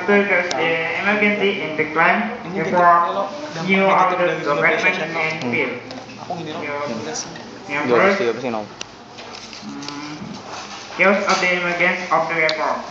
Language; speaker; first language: English; non-native, learner; Indonesian